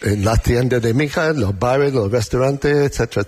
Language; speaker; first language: Spanish; non-native, learner; English